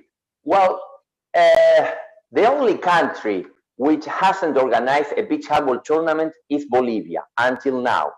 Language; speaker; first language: English; non-native, fluent; Spanish